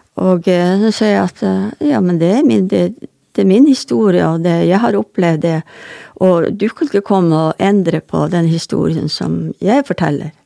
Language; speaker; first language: Norwegian; non-native, local second language; Northern Sami